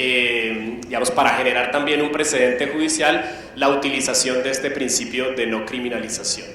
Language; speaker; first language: Spanish; native; Spanish